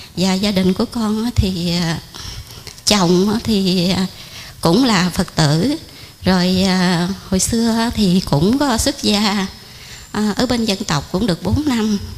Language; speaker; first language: Vietnamese; non-native, local second language; Khmer